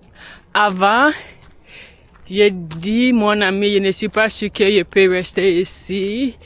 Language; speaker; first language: French; non-native, learner; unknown